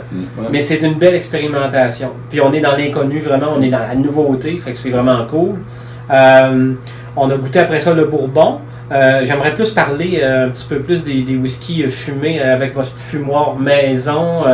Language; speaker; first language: French; native; French